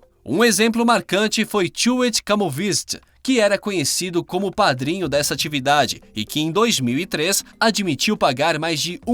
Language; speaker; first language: Portuguese; native; Portuguese